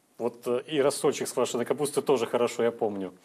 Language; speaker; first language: Russian; native; Russian